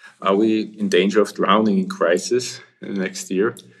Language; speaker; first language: English; non-native, fluent; German